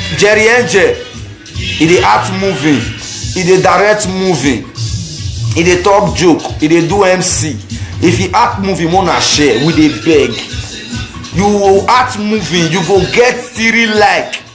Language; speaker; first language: Nigerian Pidgin; non-native, local second language; Bini